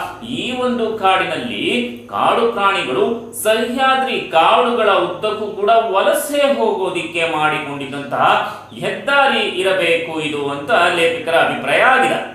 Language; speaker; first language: Kannada; native; Kannada